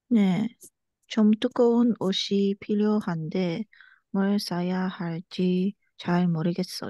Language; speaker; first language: Korean; non-native, learner; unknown